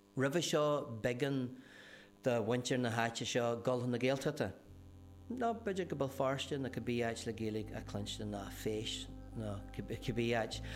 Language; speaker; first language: Irish; non-native, local second language; English